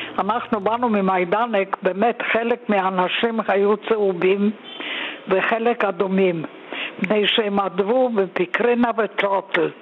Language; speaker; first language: Hebrew; non-native, fluent; Polish